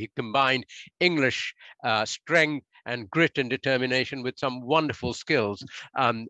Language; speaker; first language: English; non-native, local second language; Bangla